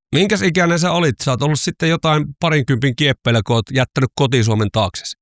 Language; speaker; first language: Finnish; native; Finnish